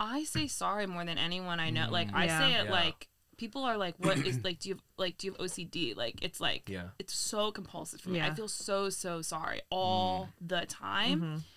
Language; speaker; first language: English; native; English